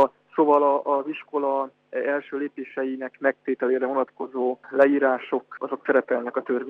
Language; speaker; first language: Hungarian; native; Hungarian